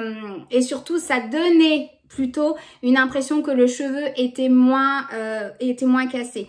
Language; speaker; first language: French; native; French